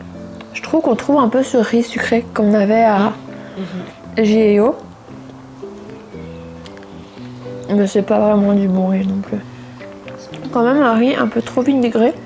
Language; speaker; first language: French; native; French